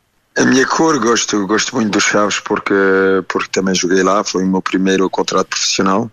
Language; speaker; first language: Portuguese; early bilingual, heritage; French